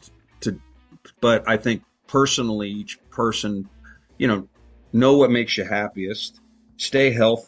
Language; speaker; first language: English; native; English